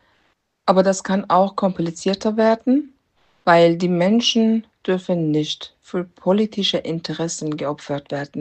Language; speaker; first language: German; non-native, fluent; Persian